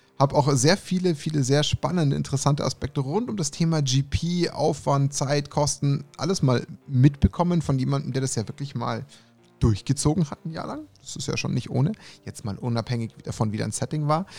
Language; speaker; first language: German; native; German